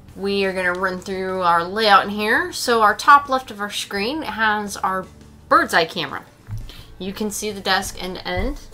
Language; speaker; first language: English; native; English